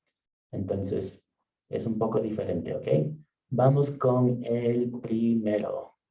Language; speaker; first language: Spanish; non-native, fluent; English